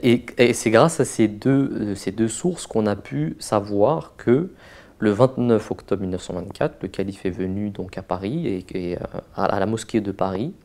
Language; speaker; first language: French; native; French